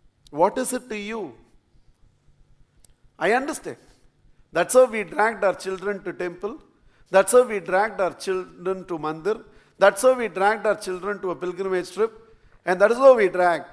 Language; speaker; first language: English; non-native, local second language; Tamil